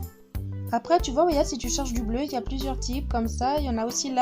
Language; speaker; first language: French; native; French